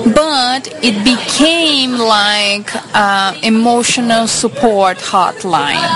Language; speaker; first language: English; non-native, fluent; Portuguese